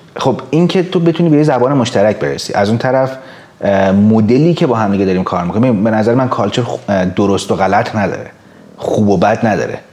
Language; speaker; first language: Persian; native; Persian